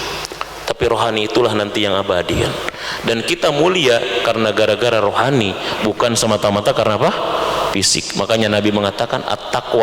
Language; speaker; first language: Indonesian; native; Indonesian